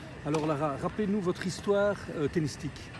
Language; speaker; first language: French; native; French